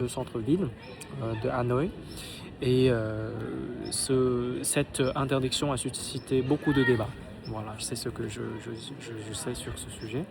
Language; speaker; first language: French; non-native, fluent; Vietnamese